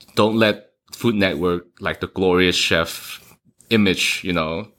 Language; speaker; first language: English; early bilingual, other home language; Cantonese